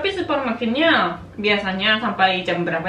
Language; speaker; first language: Indonesian; non-native, learner; Japanese